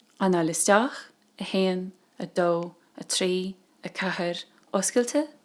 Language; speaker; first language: Irish; native; Irish